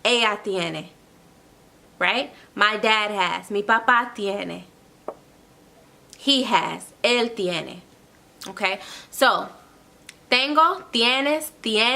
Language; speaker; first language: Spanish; non-native, fluent; English